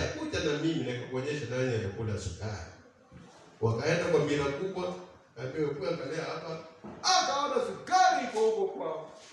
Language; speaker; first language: Swahili; non-native, local second language; Kamba